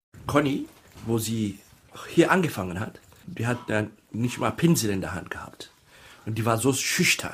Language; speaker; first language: German; non-native, fluent; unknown